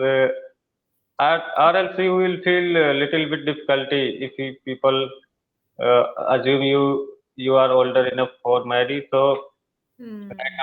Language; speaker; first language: English; non-native, learner; Hindi